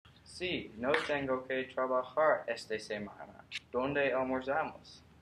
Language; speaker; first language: Spanish; non-native, learner; English